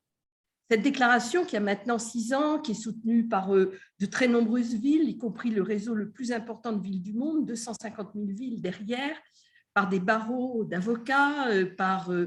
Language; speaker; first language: French; native; French